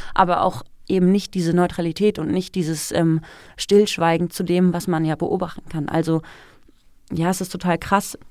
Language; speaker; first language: German; early bilingual, other home language; Persian